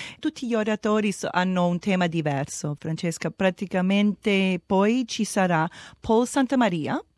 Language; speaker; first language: Italian; early bilingual, heritage; Italian